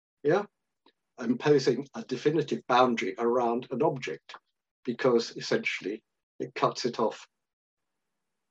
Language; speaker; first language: English; native; English